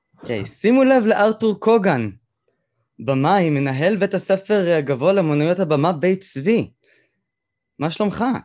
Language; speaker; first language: Hebrew; native; Hebrew